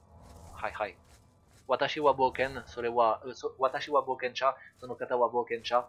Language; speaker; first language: Japanese; non-native, learner; French